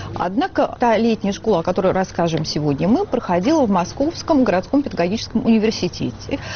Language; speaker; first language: Russian; native; Russian